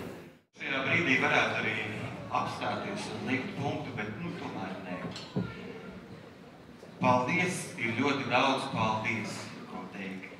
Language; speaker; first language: Latvian; native; Latvian